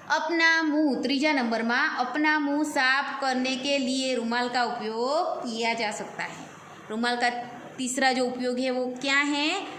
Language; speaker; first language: Hindi; non-native, local second language; Gujarati